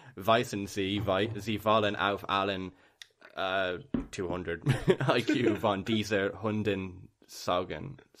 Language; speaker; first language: German; non-native, learner; English